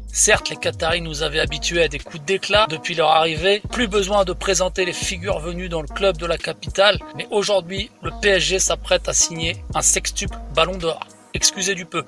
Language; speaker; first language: French; native; French